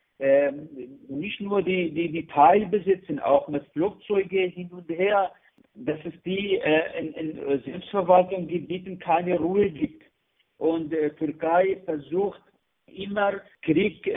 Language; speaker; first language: German; non-native, learner; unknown